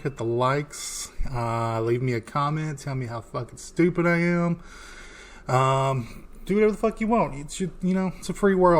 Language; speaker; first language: English; native; English